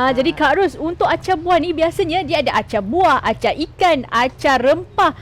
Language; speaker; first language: Malay; native; Malay